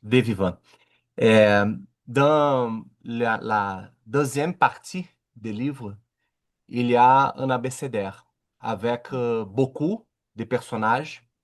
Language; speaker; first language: French; non-native, learner; Portuguese